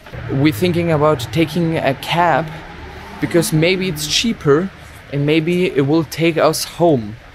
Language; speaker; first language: English; non-native, fluent; German